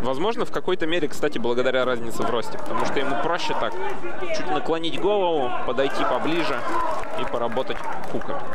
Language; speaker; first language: Russian; native; Russian